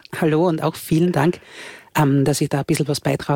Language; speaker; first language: German; native; German